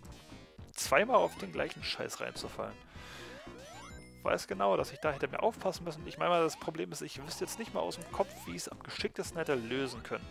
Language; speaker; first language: German; native; German